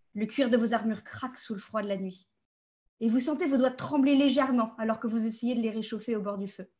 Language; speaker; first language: French; native; French